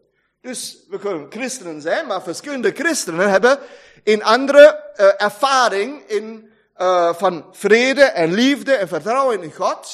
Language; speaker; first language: Dutch; non-native, fluent; German